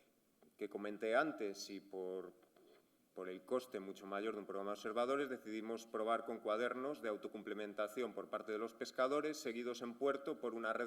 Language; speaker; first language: Spanish; native; Spanish